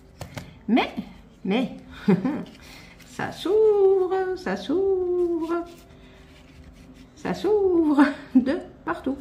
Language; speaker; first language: French; native; French